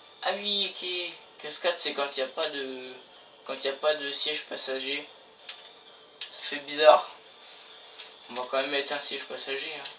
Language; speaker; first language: French; native; French